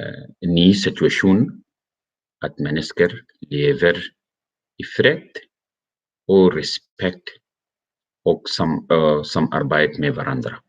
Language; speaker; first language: Norwegian; non-native, learner; Arabic